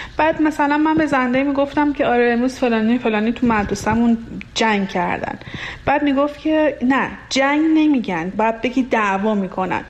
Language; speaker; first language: Persian; non-native, local second language; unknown